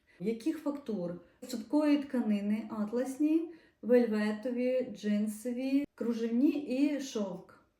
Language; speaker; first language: Ukrainian; non-native, local second language; Russian